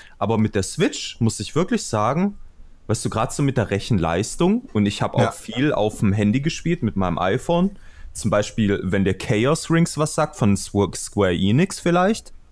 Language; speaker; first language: German; early bilingual, other home language; Albanian